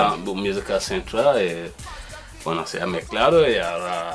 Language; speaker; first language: Spanish; non-native, learner; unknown